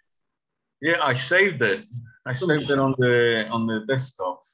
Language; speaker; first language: English; non-native, learner; Spanish